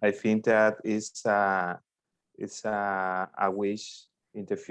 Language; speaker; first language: English; non-native, learner; Spanish